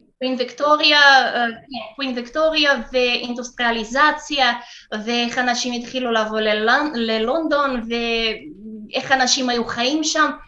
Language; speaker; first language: Hebrew; non-native, fluent; Russian